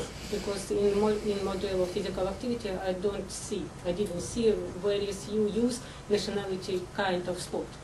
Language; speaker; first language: English; non-native, learner; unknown